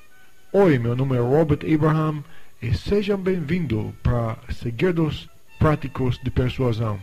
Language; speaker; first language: Portuguese; non-native, fluent; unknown